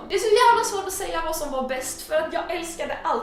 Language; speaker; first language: Swedish; native; Swedish